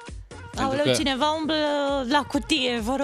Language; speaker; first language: Romanian; native; Romanian